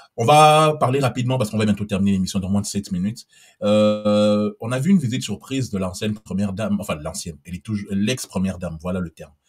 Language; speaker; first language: French; non-native, local second language; Lingala